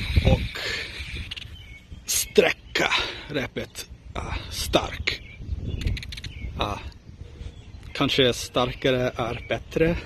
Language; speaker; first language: Swedish; non-native, learner; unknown